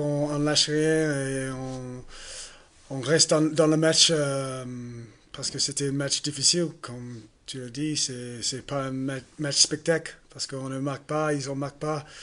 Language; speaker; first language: French; non-native, learner; English